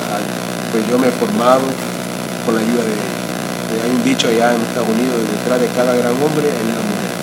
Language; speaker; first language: Spanish; early bilingual, heritage; Spanish